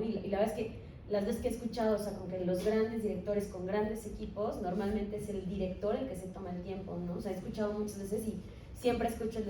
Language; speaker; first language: Spanish; native; Spanish